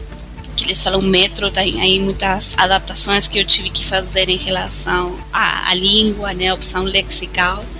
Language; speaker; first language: Portuguese; non-native, fluent; Spanish